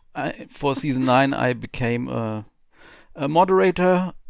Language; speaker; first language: English; non-native, fluent; German